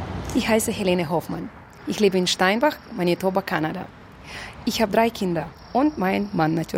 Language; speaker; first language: German; early bilingual, heritage; German